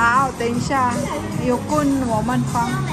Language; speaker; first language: Chinese; non-native, fluent; Filipino